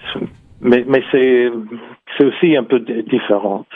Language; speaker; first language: French; non-native, fluent; English